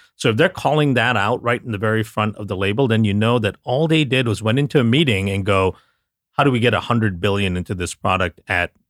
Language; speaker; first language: English; non-native, local second language; Tamil